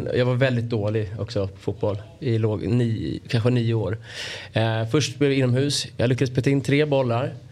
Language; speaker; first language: Swedish; native; Swedish